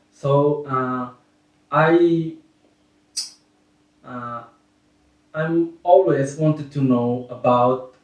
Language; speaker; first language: English; non-native, learner; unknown